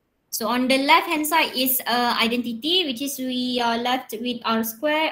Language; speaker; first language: English; non-native, local second language; Malay